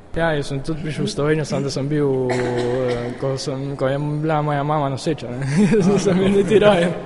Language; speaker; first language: Slovenian; early bilingual, heritage; Slovenian